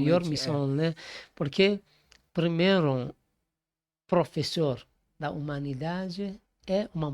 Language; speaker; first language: Portuguese; non-native, fluent; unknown